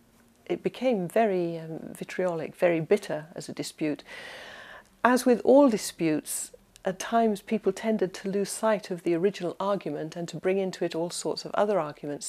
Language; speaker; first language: English; native; English